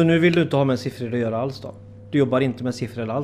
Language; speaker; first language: Swedish; native; Swedish